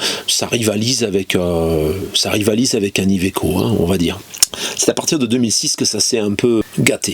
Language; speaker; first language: French; native; French